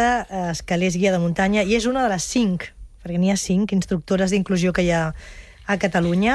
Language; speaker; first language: Catalan; native; Catalan